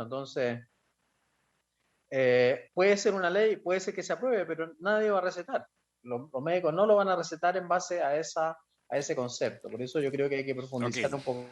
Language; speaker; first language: Spanish; native; Spanish